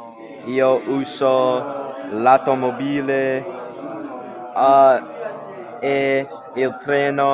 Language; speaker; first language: Italian; non-native, learner; English